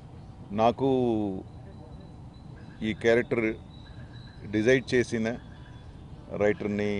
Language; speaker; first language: Telugu; non-native, fluent; Tamil